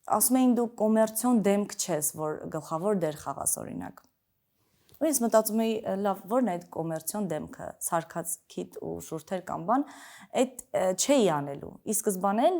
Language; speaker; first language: Armenian; early bilingual, other home language; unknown